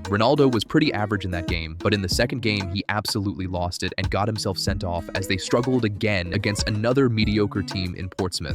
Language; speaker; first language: English; native; English